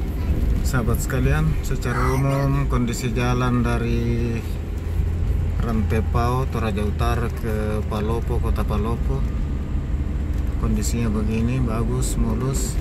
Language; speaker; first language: Indonesian; native; Indonesian